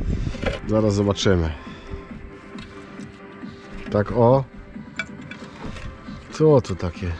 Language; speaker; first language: Polish; native; Polish